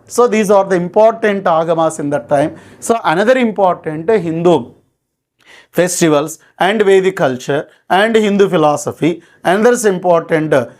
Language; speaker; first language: English; non-native, local second language; Telugu